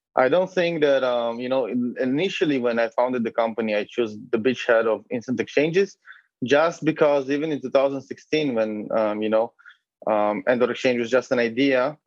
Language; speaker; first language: English; non-native, fluent; Hebrew